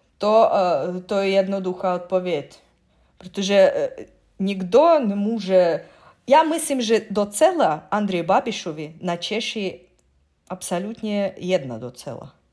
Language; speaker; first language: Czech; non-native, learner; Russian